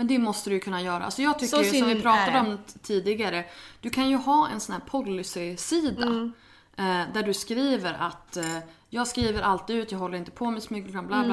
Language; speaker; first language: Swedish; native; Swedish